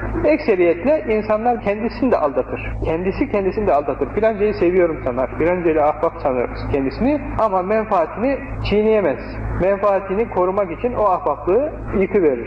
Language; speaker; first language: Turkish; native; Turkish